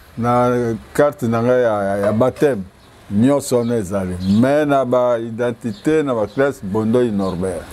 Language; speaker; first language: Lingala; native; Lingala